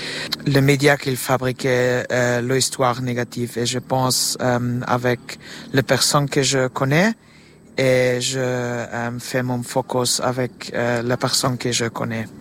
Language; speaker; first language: French; non-native, learner; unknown